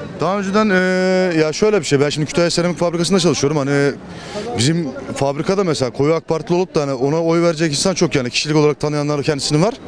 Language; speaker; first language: Turkish; native; Turkish